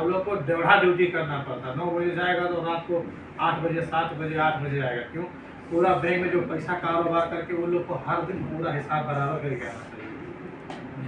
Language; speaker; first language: Hindi; non-native, learner; Nepali